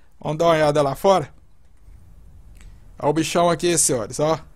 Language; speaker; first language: Portuguese; native; Portuguese